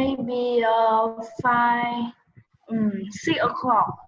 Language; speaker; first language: English; non-native, learner; Vietnamese